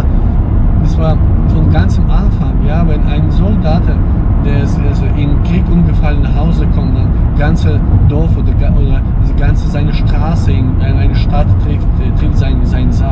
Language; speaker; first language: German; non-native, fluent; Ukrainian